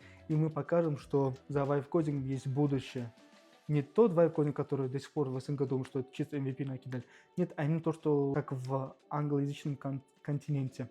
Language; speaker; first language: Russian; native; Russian